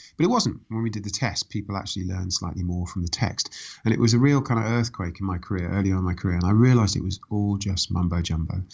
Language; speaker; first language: English; native; English